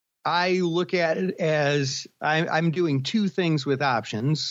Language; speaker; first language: English; native; English